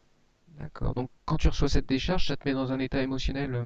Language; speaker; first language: French; native; French